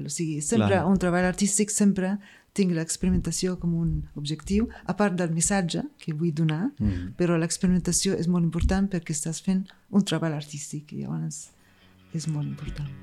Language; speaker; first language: Catalan; non-native, fluent; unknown